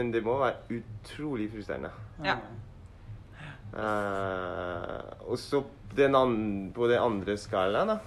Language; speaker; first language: Norwegian; non-native, learner; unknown